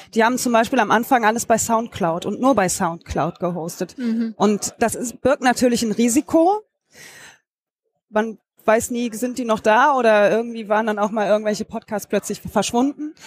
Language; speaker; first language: German; native; German